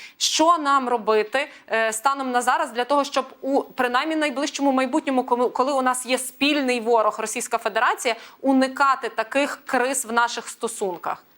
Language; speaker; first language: Ukrainian; native; Ukrainian